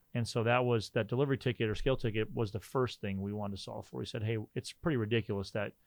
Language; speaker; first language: English; native; English